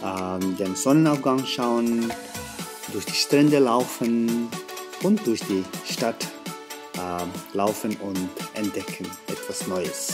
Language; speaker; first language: German; non-native, learner; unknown